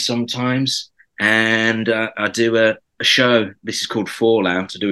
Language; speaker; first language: English; native; English